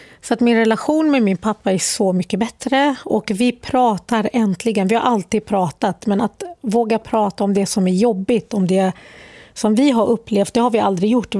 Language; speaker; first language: Swedish; early bilingual, other home language; Arabic